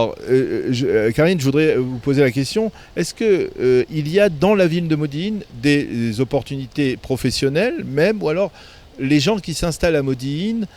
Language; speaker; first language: French; native; French